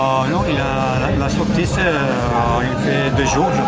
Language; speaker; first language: French; non-native, learner; Catalan